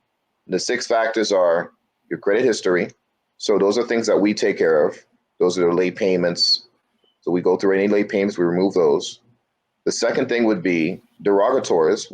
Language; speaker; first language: English; native; English